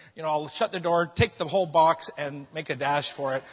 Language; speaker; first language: English; native; English